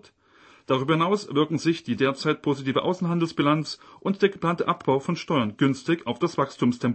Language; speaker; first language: German; native; German